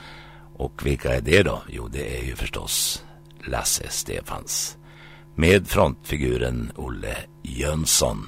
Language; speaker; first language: Swedish; native; Swedish